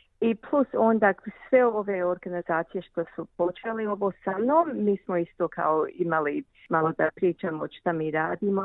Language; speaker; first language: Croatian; early bilingual, heritage; Croatian